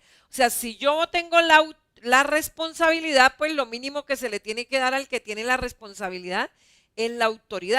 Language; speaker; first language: Spanish; native; Spanish